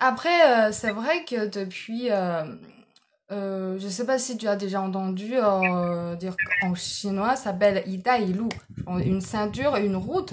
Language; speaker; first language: French; non-native, fluent; Chinese